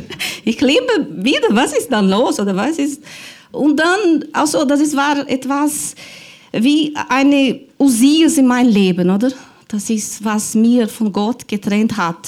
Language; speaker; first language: German; non-native, learner; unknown